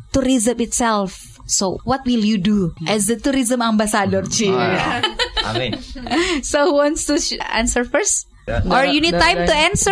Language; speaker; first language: English; non-native, fluent; Indonesian